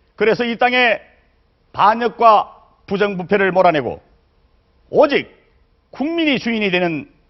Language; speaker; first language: Korean; native; Korean